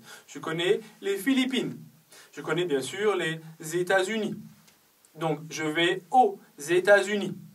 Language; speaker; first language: French; non-native, fluent; Chinese